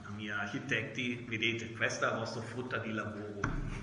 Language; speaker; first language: Italian; non-native, learner; German